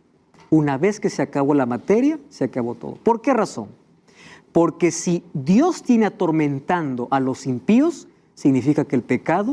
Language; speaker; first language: Spanish; native; Spanish